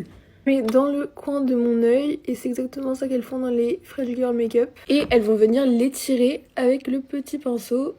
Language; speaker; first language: French; native; French